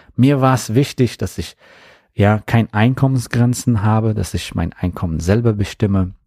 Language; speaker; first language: German; non-native, fluent; Persian